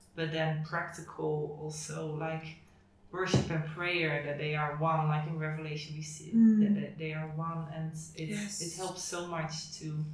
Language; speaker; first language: English; non-native, fluent; Dutch